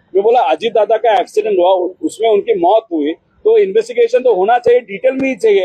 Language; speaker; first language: Hindi; non-native, local second language; Marathi